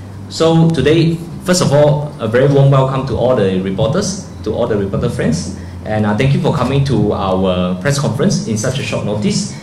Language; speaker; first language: English; non-native, local second language; Chinese